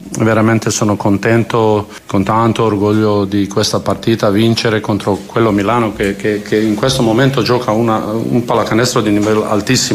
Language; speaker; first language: Italian; non-native, fluent; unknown